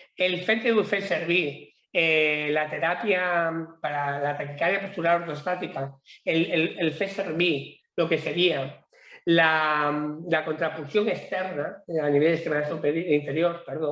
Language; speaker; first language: Spanish; native; Spanish